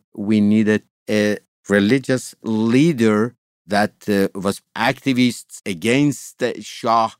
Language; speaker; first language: English; non-native, fluent; Persian